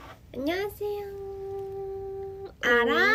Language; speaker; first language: Korean; non-native, fluent; Japanese